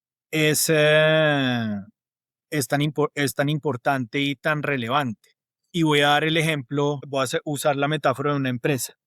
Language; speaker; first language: Spanish; native; Spanish